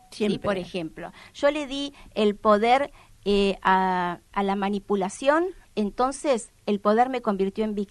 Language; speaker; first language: Spanish; native; Spanish